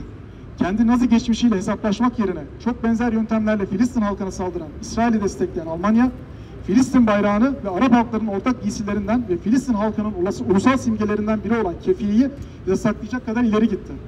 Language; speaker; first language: Turkish; native; Turkish